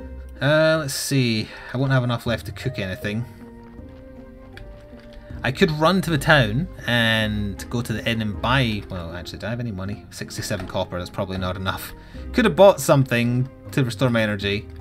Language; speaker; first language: English; native; English